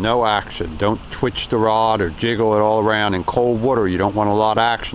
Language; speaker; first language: English; native; English